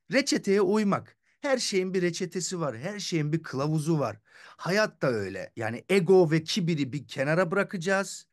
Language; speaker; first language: Turkish; early bilingual, heritage; Turkish